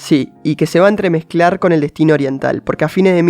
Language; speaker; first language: Spanish; native; Spanish